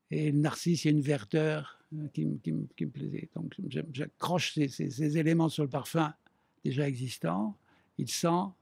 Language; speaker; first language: French; native; French